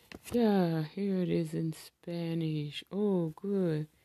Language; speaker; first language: English; native; English